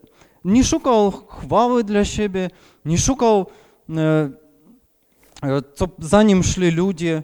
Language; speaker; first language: Polish; non-native, fluent; Ukrainian